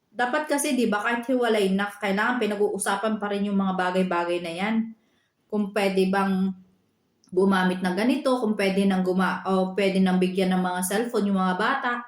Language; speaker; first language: Filipino; native; Filipino